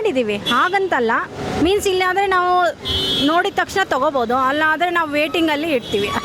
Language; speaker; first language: Kannada; native; Kannada